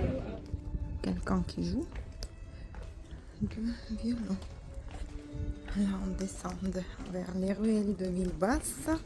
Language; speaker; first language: French; non-native, fluent; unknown